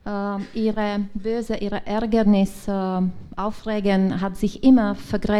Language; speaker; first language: German; non-native, learner; Czech